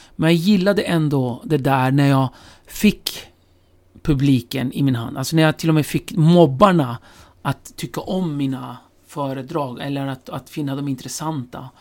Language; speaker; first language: Swedish; early bilingual, other home language; Kurdish